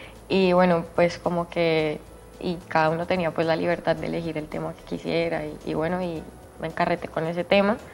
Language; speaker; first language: Spanish; native; Spanish